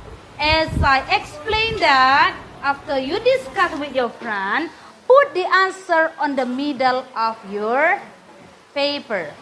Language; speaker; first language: English; non-native, learner; Indonesian